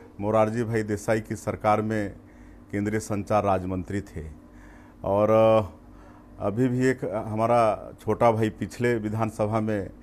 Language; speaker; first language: Hindi; native; Hindi